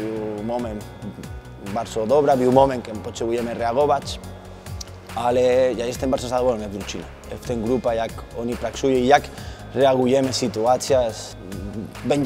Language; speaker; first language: Polish; non-native, learner; Spanish